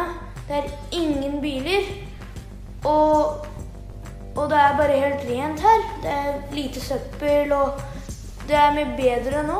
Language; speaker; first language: Norwegian; early bilingual, heritage; Norwegian